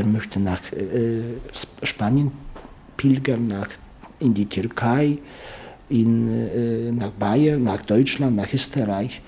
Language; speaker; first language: German; non-native, fluent; Polish